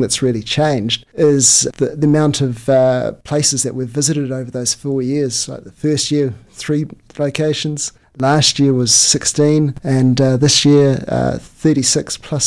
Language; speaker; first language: English; native; English